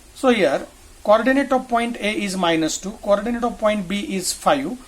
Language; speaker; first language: English; non-native, local second language; Marathi